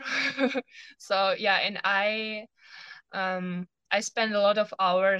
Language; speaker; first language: English; non-native, learner; Ukrainian